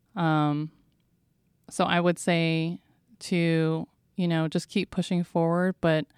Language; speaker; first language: English; native; English